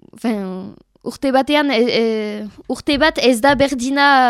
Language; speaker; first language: Basque; non-native, learner; French